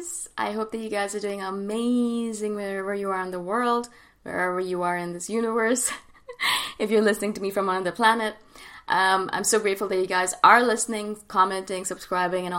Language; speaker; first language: English; native; English